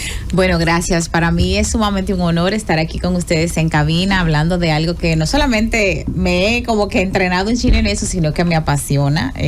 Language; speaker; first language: Spanish; native; Spanish